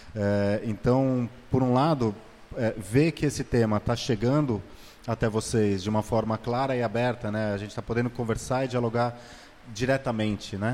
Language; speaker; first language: Portuguese; native; Portuguese